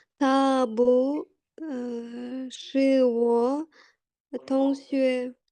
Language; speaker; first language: Chinese; non-native, learner; Kyrgyz